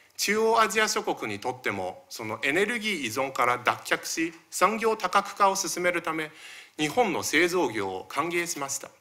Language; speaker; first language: Japanese; early bilingual, other home language; Chinese